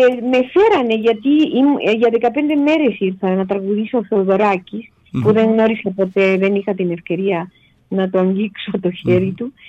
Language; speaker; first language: Greek; non-native, fluent; Spanish